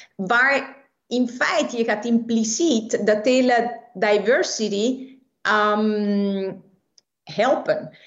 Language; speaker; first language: Dutch; non-native, fluent; Italian